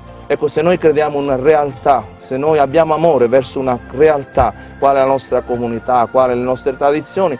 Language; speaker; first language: Italian; native; Italian